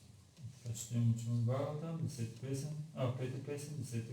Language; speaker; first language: Russian; non-native, learner; Bulgarian